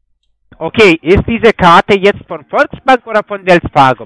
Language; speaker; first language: German; non-native, fluent; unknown